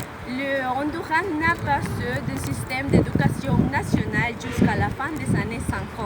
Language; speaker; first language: French; non-native, learner; Spanish